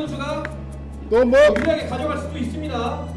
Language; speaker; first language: Korean; native; Korean